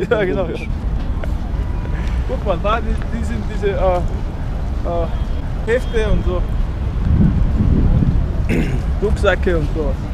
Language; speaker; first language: German; non-native, learner; Mongolian